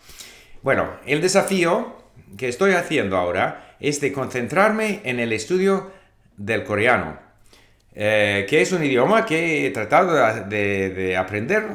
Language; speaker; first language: Spanish; non-native, fluent; English